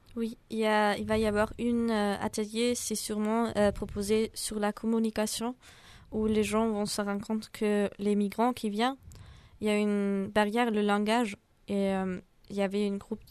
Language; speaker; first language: French; non-native, fluent; German